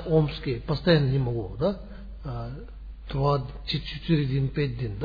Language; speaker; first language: Russian; non-native, learner; Tibetan